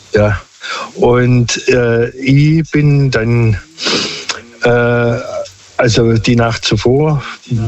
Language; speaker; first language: German; non-native, local second language; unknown